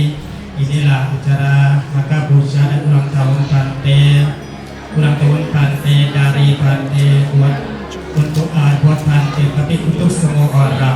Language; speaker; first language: Indonesian; non-native, learner; Thai